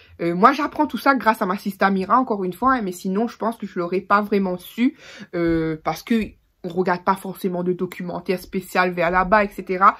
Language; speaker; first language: French; native; French